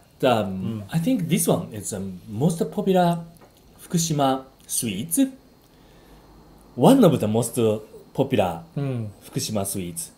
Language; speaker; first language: English; non-native, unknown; Japanese